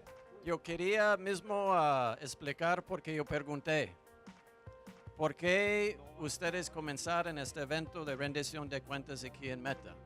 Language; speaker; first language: Spanish; non-native, fluent; English